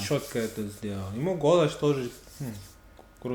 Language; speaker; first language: Russian; non-native, learner; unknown